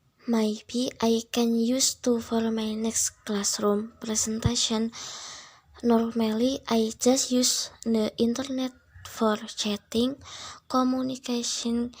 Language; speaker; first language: English; non-native, learner; Indonesian